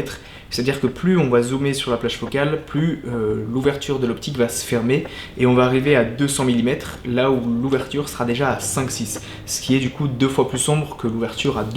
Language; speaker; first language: French; native; French